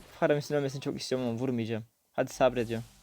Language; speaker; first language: Turkish; native; Turkish